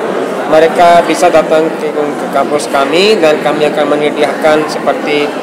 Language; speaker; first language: Indonesian; non-native, fluent; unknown